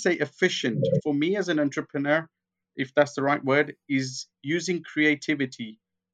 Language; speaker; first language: English; non-native, local second language; Gujarati